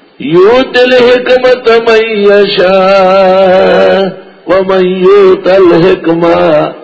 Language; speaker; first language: Urdu; non-native, local second language; Pashto